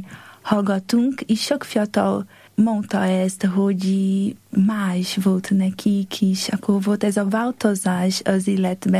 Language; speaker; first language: Hungarian; non-native, learner; Portuguese